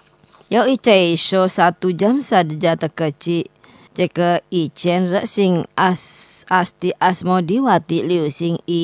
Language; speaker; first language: Chinese; non-native, fluent; Indonesian